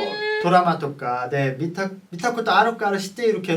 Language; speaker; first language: Japanese; non-native, fluent; Korean